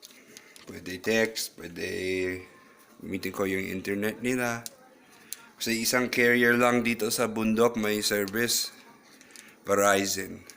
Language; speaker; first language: Filipino; non-native, learner; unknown